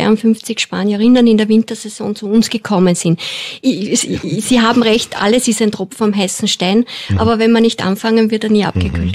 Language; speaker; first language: German; native; German